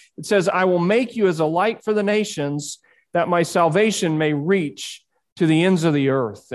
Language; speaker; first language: English; early bilingual, other home language; Spanish